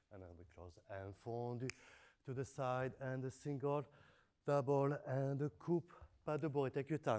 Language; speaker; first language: English; non-native, fluent; French